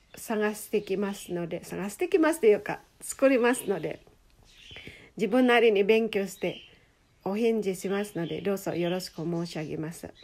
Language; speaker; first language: Japanese; non-native, fluent; Filipino